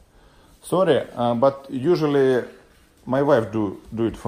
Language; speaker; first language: English; non-native, learner; Russian